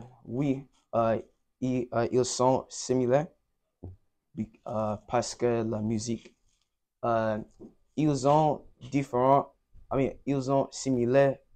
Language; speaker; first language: French; non-native, learner; English